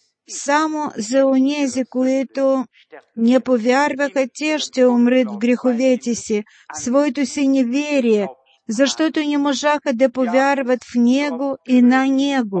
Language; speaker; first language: Bulgarian; non-native, fluent; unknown